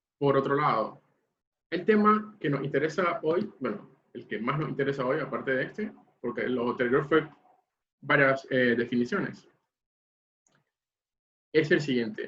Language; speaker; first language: Spanish; native; Spanish